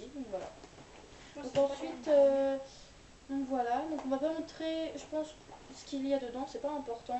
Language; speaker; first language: French; native; French